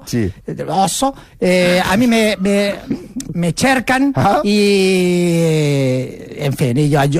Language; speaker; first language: Spanish; native; Spanish